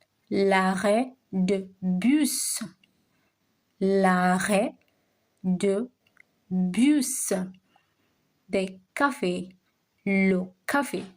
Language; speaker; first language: French; non-native, local second language; Swahili